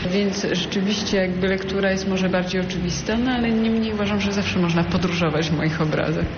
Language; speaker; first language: Polish; early bilingual, heritage; Polish